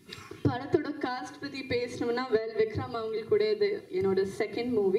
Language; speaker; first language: Tamil; non-native, fluent; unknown